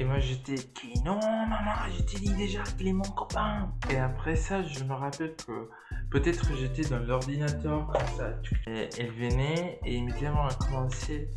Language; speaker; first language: French; non-native, learner; Spanish